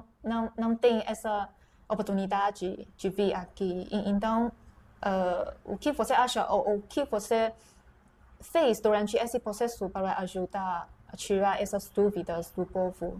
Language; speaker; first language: Portuguese; non-native, fluent; Chinese